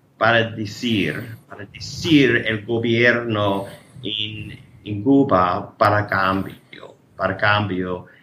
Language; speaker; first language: Spanish; non-native, learner; English